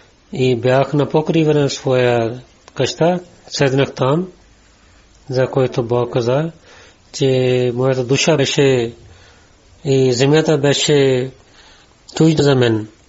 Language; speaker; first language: Bulgarian; non-native, learner; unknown